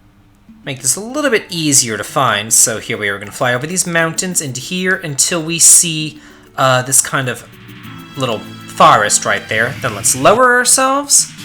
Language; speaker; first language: English; native; English